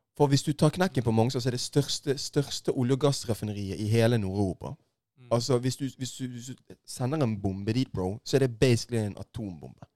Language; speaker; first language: Norwegian; native; Norwegian